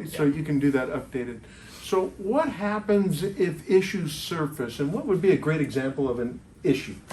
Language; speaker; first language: English; native; English